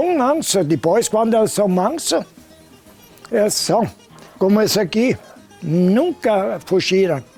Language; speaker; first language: Portuguese; non-native, local second language; German